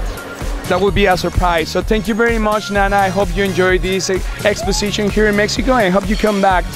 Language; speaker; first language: English; non-native, fluent; Spanish